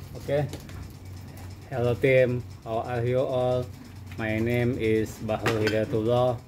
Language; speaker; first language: English; non-native, learner; Indonesian